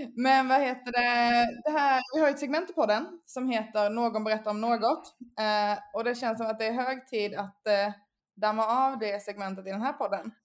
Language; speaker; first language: Swedish; native; Swedish